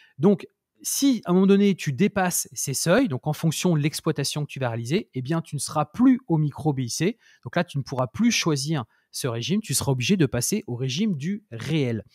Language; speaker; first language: French; native; French